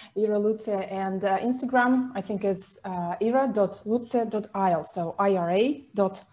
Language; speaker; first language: English; non-native, fluent; Russian